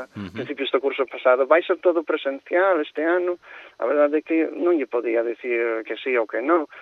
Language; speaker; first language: Galician; non-native, fluent; English